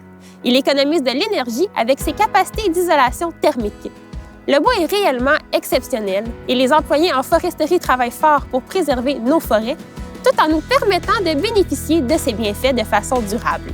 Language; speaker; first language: French; native; French